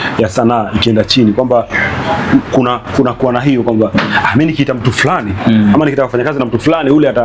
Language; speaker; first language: Swahili; native; Swahili